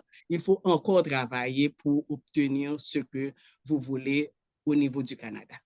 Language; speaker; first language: French; non-native, local second language; Haitian Creole